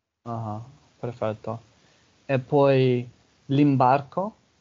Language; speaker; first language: Italian; non-native, fluent; English